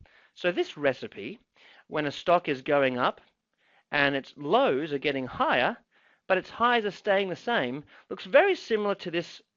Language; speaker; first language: English; native; English